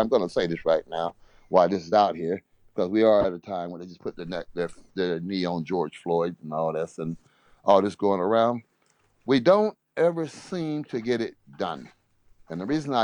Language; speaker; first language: English; native; English